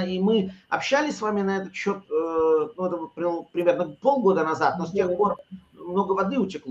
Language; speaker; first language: Russian; native; Russian